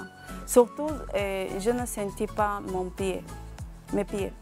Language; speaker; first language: French; non-native, learner; Spanish